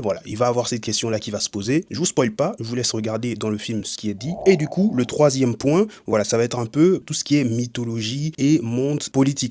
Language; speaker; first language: French; native; French